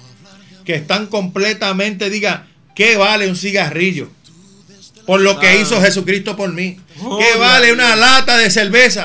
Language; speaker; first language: Spanish; native; Spanish